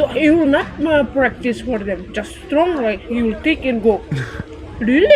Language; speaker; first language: English; non-native, learner; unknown